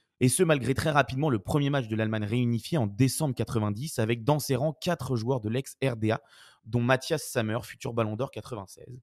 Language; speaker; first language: French; native; French